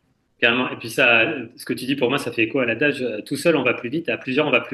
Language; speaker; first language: French; native; French